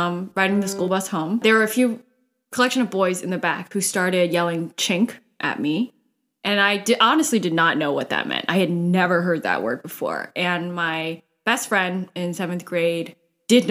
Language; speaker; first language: English; early bilingual, other home language; Cantonese